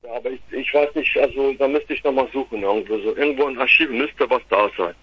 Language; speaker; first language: German; native; German